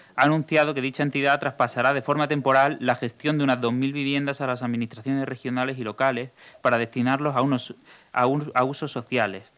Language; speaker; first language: Spanish; native; Spanish